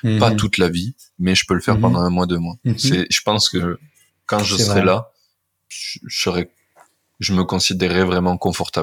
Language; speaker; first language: French; native; French